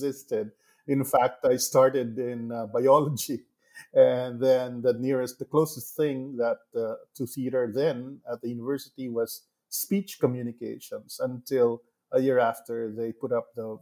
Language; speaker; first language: English; non-native, local second language; Hiligaynon